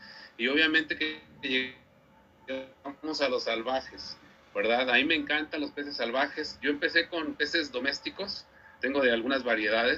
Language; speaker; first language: Spanish; native; Spanish